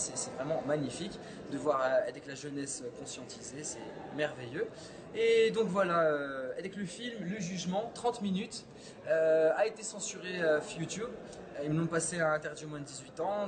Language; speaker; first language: French; early bilingual, heritage; French